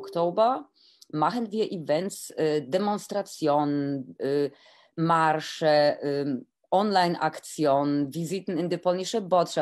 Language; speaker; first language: German; non-native, fluent; Polish